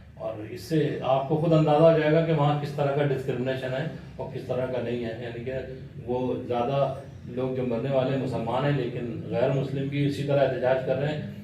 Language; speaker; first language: Urdu; native; Urdu